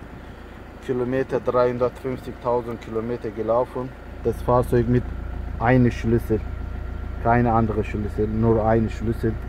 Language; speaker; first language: German; non-native, learner; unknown